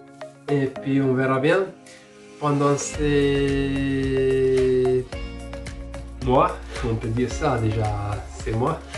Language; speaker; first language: French; non-native, fluent; Hungarian